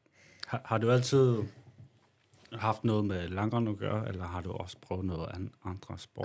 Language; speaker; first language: Danish; non-native, local second language; Kalaallisut